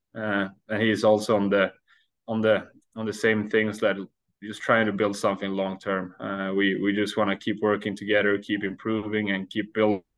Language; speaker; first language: English; non-native, fluent; Swedish